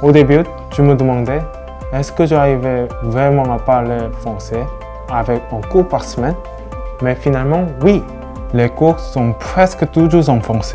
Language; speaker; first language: French; non-native, learner; Japanese